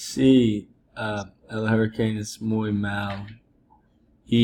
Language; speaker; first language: Spanish; non-native, learner; English